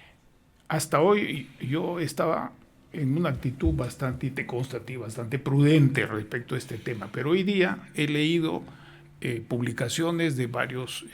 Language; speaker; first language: Spanish; native; Spanish